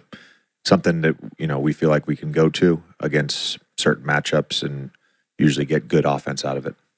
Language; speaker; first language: English; native; English